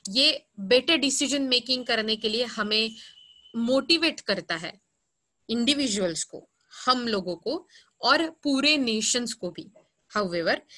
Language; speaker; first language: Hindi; non-native, local second language; Marathi